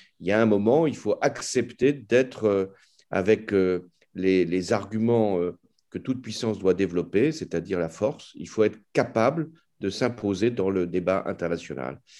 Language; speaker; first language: French; native; French